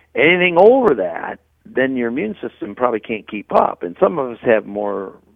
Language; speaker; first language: English; native; English